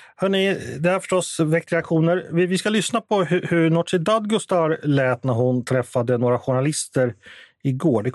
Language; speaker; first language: Swedish; native; Swedish